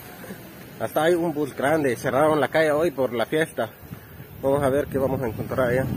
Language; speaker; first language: Spanish; non-native, fluent; Arabic